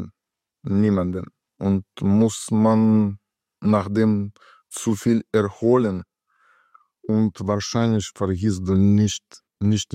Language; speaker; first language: German; non-native, learner; Russian